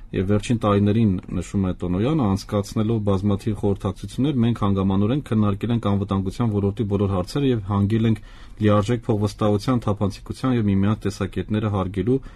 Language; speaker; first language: Armenian; native; Armenian